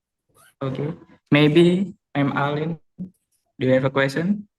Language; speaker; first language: English; non-native, learner; Indonesian